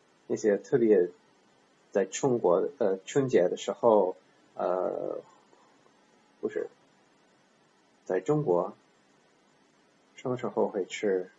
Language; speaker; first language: Chinese; non-native, learner; English